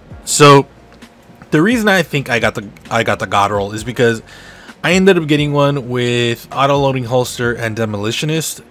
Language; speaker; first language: English; native; English